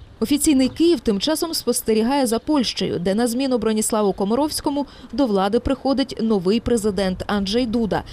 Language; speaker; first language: Ukrainian; native; Ukrainian